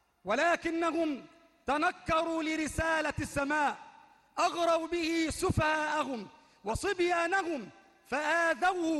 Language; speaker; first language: Arabic; native; Arabic